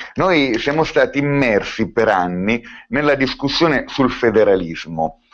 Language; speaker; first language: Italian; native; Italian